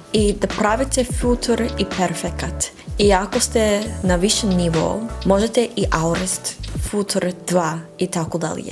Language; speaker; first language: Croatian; non-native, fluent; English